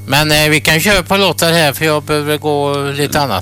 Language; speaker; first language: Swedish; native; Swedish